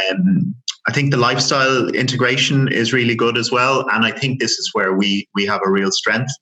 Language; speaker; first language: English; native; English